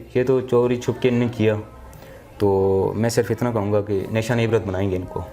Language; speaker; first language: Urdu; non-native, local second language; Pahari-Potwari